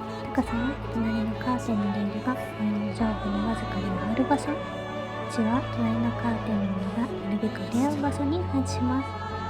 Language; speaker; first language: Japanese; native; Japanese